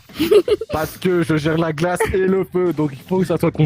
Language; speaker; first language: French; native; French